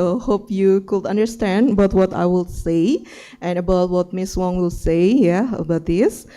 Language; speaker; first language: English; non-native, fluent; Indonesian